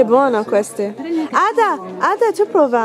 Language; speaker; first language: Italian; non-native, learner; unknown